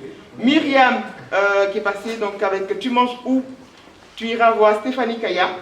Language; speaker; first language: French; native; French